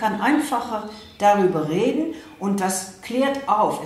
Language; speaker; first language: German; non-native, fluent; Dutch